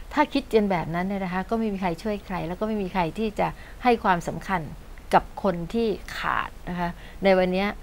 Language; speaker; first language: Thai; native; Thai